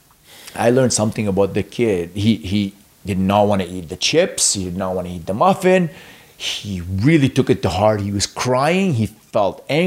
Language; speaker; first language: English; non-native, fluent; Arabic